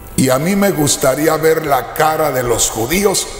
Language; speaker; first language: Spanish; native; Spanish